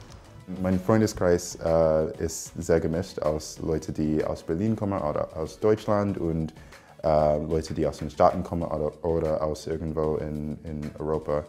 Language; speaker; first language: German; non-native, fluent; English